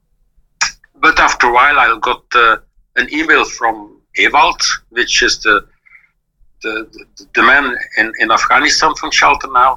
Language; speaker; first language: English; non-native, fluent; Dutch